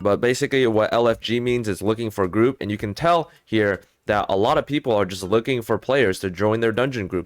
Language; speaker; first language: English; native; English